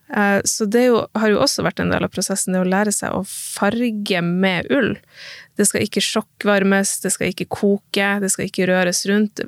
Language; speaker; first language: Norwegian; native; Norwegian